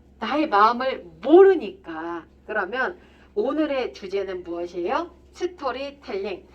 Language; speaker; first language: Korean; native; Korean